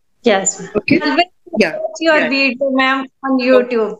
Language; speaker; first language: English; non-native, learner; Hindi